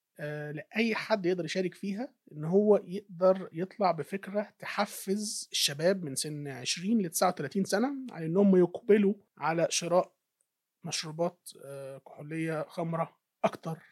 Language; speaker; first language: Arabic; native; Arabic